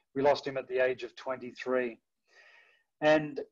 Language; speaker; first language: English; native; English